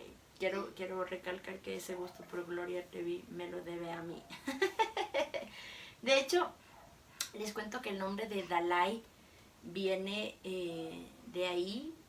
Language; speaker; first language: Spanish; native; Spanish